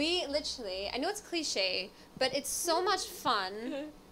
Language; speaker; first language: English; native; English